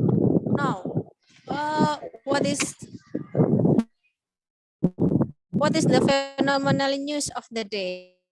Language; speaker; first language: English; non-native, learner; Indonesian